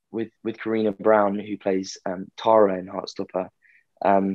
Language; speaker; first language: English; native; English